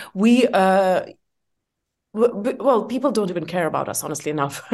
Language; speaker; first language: English; non-native, fluent; Estonian